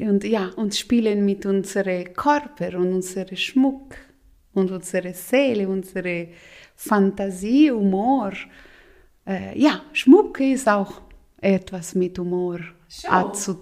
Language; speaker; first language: German; non-native, local second language; Italian